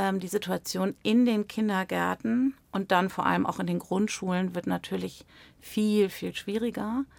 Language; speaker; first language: German; native; German